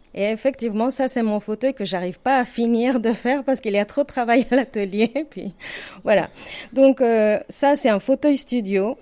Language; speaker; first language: French; non-native, fluent; Spanish